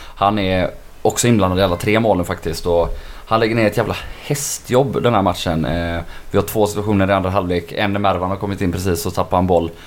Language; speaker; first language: Swedish; native; Swedish